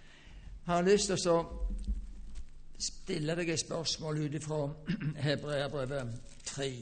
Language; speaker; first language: Norwegian; native; Norwegian